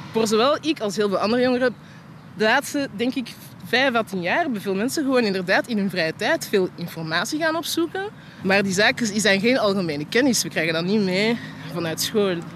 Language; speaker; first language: Dutch; early bilingual, other home language; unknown